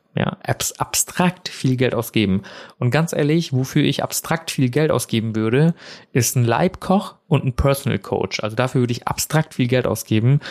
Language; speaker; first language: German; early bilingual, other home language; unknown